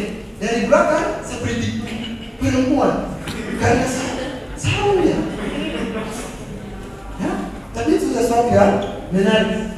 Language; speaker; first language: Indonesian; non-native, fluent; Ganda